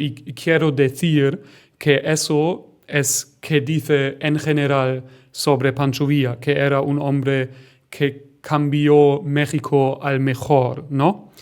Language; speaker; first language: Spanish; non-native, fluent; German